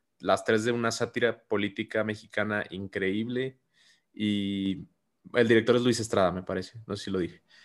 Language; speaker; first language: Spanish; native; Spanish